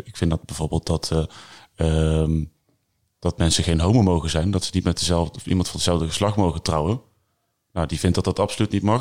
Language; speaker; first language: Dutch; native; Dutch